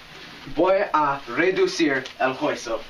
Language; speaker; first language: Spanish; non-native, learner; English